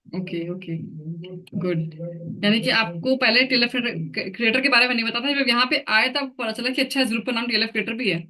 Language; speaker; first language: Hindi; native; Hindi